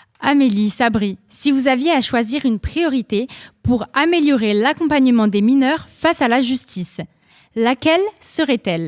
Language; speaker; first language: French; native; French